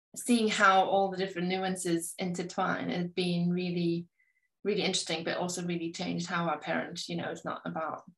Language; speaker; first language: English; native; English